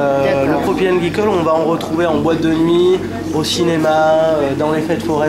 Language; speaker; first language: French; native; French